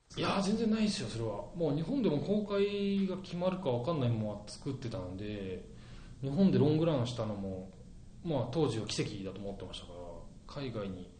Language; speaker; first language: Japanese; native; Japanese